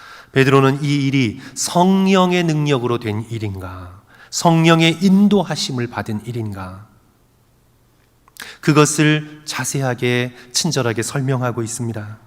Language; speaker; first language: Korean; native; Korean